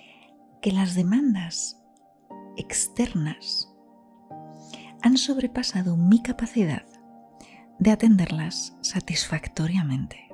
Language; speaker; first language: Spanish; native; Spanish